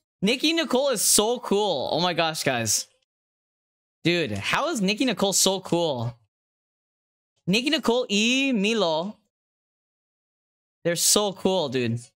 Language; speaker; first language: English; native; English